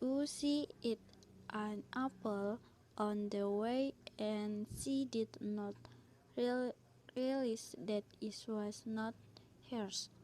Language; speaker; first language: English; non-native, learner; Indonesian